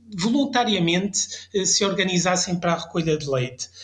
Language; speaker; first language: Portuguese; early bilingual, other home language; French